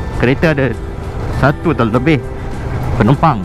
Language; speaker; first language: Malay; native; Malay